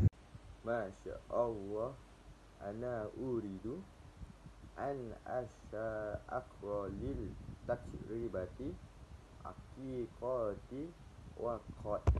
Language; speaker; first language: Arabic; non-native, learner; Malay